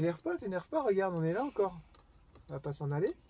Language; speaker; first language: French; native; French